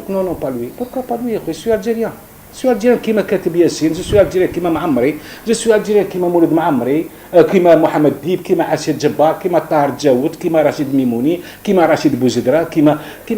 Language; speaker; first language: French; non-native, local second language; Arabic